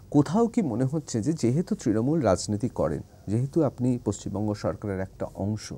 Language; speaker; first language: Bangla; native; Bangla